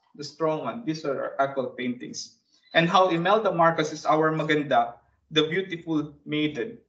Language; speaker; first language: English; non-native, local second language; Bikol